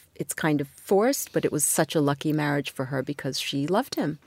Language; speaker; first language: English; non-native, fluent; Arabic